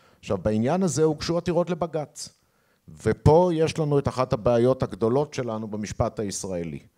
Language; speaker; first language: Hebrew; native; Hebrew